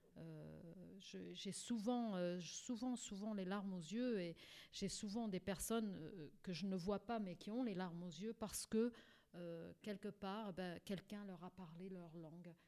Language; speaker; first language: French; non-native, fluent; Portuguese